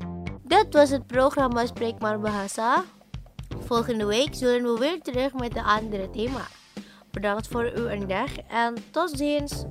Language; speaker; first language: Dutch; non-native, fluent; Indonesian